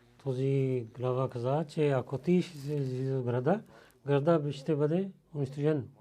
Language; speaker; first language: Bulgarian; non-native, learner; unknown